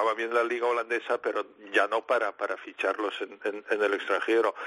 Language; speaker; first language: Spanish; non-native, fluent; Dutch